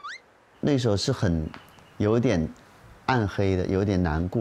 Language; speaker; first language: Chinese; native; Chinese